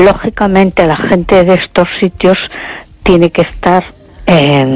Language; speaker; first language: Spanish; native; Spanish